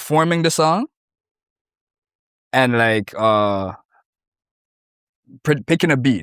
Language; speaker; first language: English; native; English